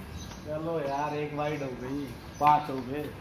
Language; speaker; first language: Hindi; native; Hindi